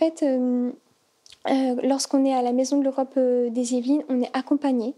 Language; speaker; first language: French; native; French